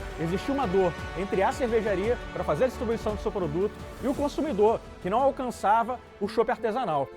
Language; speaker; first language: Portuguese; native; Portuguese